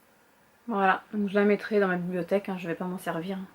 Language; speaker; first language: French; native; French